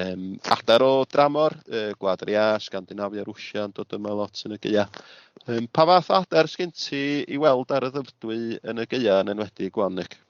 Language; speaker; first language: Welsh; native; Welsh